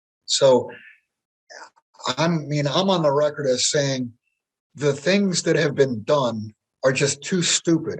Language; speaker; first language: English; native; English